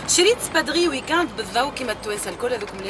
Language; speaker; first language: Arabic; native; Arabic